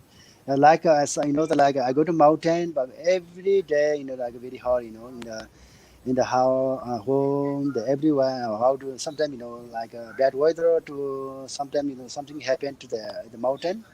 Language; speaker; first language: English; non-native, learner; Nepali